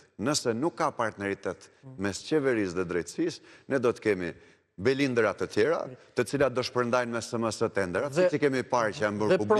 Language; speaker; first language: Albanian; native; Albanian